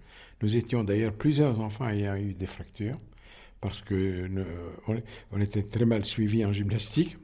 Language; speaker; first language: French; native; French